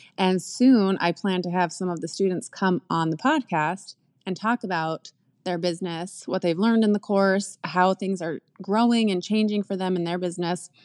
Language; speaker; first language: English; native; English